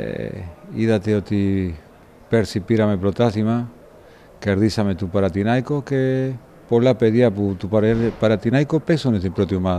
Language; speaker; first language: Greek; non-native, learner; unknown